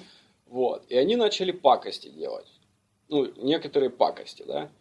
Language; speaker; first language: Russian; native; Russian